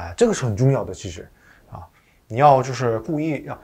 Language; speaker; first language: Chinese; non-native, fluent; Korean